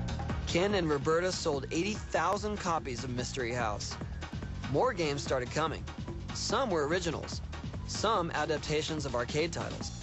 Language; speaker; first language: English; native; English